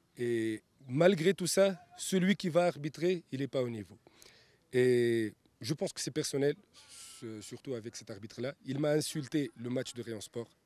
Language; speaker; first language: French; non-native, local second language; Arabic